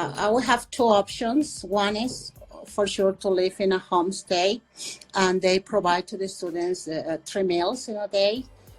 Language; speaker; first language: English; non-native, fluent; Spanish